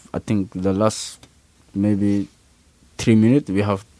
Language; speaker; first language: English; non-native, learner; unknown